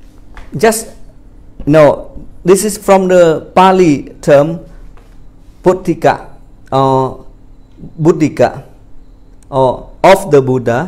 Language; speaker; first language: English; non-native, fluent; Khmer